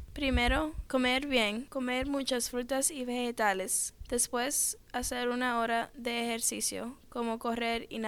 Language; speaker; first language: Spanish; non-native, learner; English